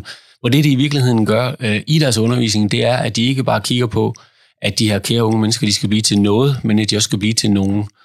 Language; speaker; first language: Danish; native; Danish